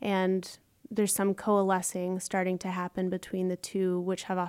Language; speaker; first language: English; native; English